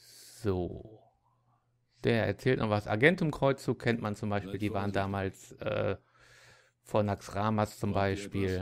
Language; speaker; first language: German; native; German